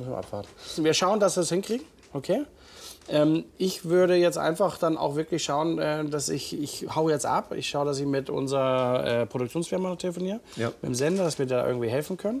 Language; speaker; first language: German; native; German